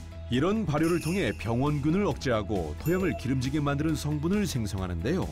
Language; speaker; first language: Korean; native; Korean